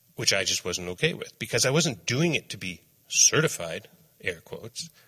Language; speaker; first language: English; native; English